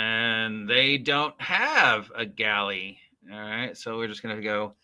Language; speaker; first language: English; native; English